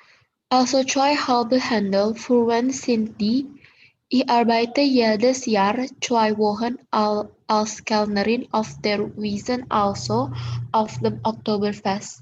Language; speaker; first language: German; non-native, learner; Indonesian